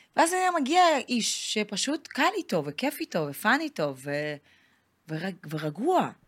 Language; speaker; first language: Hebrew; non-native, fluent; Russian